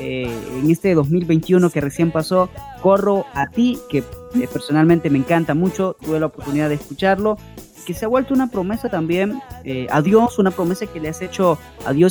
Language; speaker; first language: Spanish; native; Spanish